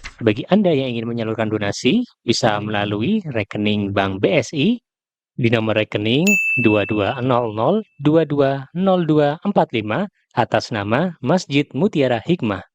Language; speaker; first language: Indonesian; native; Indonesian